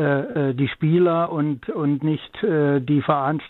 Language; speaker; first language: German; native; German